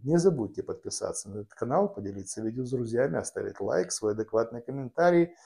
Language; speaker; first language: Russian; native; Russian